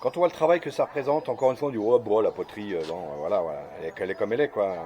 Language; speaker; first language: French; native; French